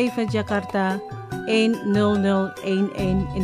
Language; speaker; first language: Dutch; non-native, fluent; Indonesian